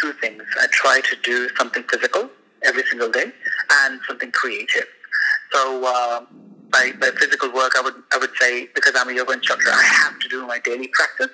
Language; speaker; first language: English; non-native, local second language; Hindi